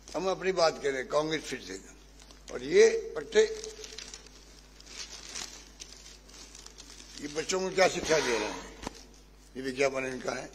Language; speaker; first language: Hindi; native; Hindi